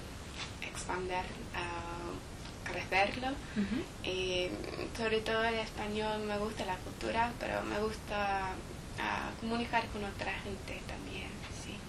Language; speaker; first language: Spanish; non-native, learner; English